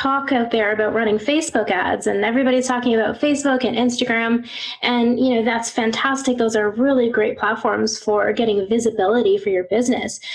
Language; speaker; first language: English; native; English